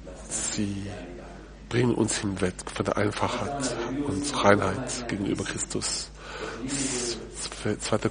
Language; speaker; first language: German; non-native, fluent; French